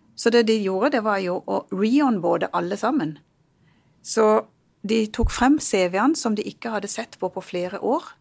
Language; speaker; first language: Norwegian; early bilingual, other home language; Punjabi